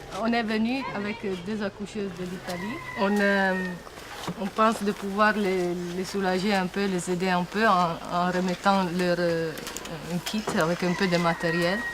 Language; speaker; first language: French; non-native, fluent; Italian